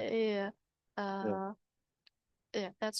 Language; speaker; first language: English; non-native, learner; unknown